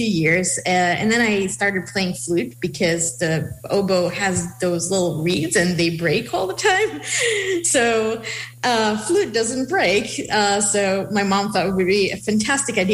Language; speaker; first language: English; non-native, fluent; Hebrew